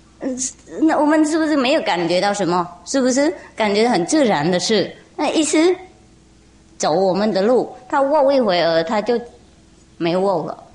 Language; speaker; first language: Chinese; non-native, fluent; Vietnamese